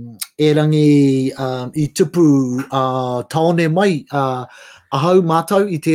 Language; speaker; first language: Māori; non-native, local second language; English